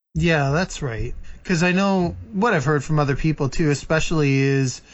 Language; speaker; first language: English; native; English